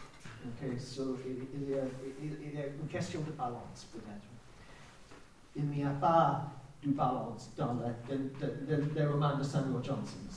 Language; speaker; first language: French; non-native, learner; English